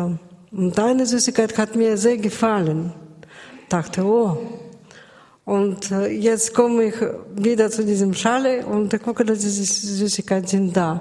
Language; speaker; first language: German; non-native, learner; Russian